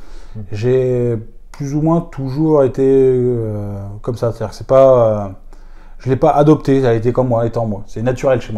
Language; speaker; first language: French; native; French